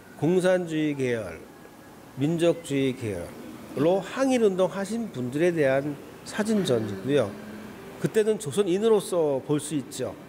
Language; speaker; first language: Korean; native; Korean